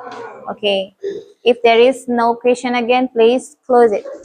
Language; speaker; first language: English; non-native, learner; Indonesian